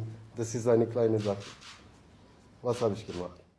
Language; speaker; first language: German; non-native, learner; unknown